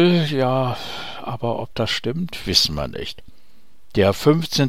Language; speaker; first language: German; native; German